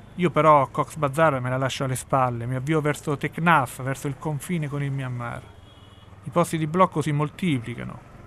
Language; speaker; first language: Italian; native; Italian